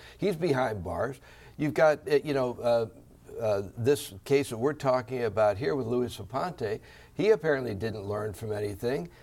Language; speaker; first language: English; native; English